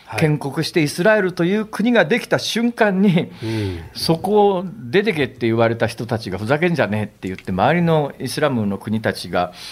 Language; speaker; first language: Japanese; native; Japanese